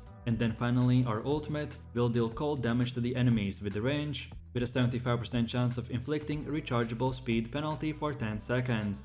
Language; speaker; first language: English; non-native, fluent; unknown